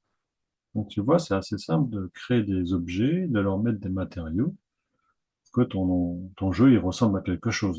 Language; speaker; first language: French; native; French